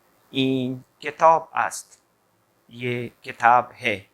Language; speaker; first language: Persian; non-native, fluent; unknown